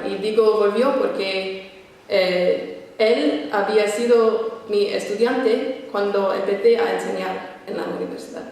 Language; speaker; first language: Spanish; non-native, fluent; English